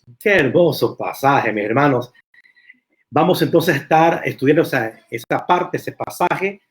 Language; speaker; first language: Spanish; native; Spanish